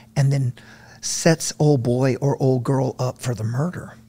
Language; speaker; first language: English; native; English